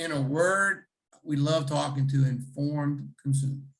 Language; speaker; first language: English; native; English